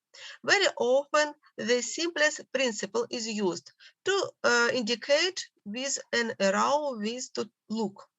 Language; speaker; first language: English; non-native, learner; Russian